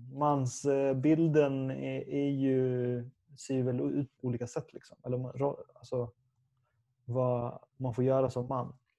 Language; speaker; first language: Swedish; early bilingual, other home language; Persian